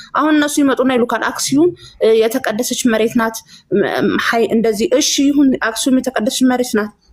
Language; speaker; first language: Amharic; non-native, local second language; Tigrinya